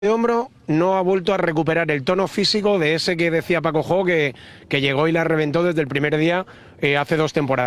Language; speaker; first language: Spanish; native; Spanish